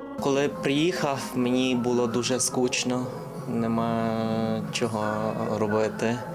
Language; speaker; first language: Ukrainian; non-native, learner; Vietnamese